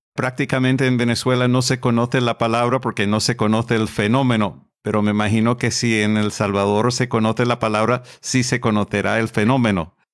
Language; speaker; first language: Spanish; non-native, fluent; English